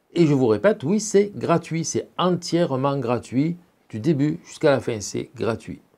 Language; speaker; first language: French; native; French